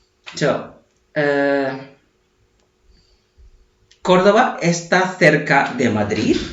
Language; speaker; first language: Spanish; non-native, fluent; Filipino